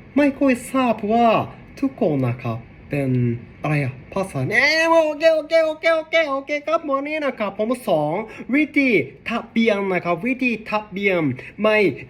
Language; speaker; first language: Thai; non-native, learner; Japanese